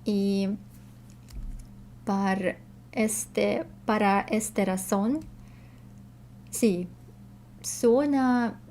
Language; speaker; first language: Spanish; non-native, learner; Russian